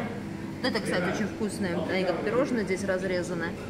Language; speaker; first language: Russian; native; Russian